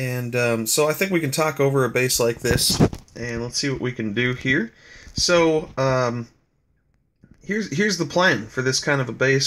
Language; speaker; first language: English; native; English